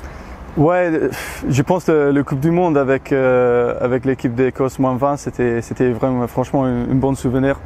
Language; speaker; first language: French; non-native, learner; English